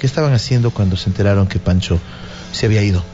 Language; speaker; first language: Spanish; native; Spanish